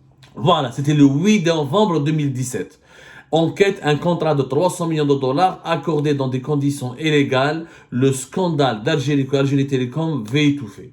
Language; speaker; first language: French; non-native, local second language; Arabic